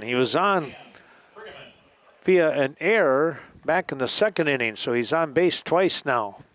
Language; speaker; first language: English; native; English